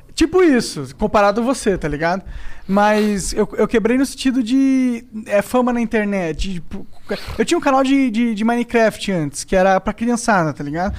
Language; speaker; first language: Portuguese; native; Portuguese